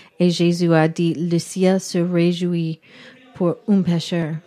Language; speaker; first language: French; non-native, learner; English